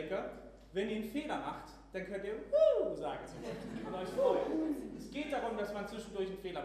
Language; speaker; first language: German; native; German